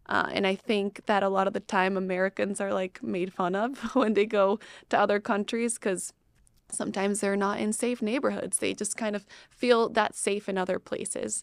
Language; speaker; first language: English; non-native, fluent; Spanish